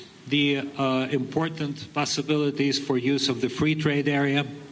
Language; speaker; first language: English; non-native, fluent; Ukrainian